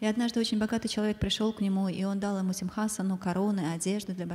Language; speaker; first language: Russian; native; Russian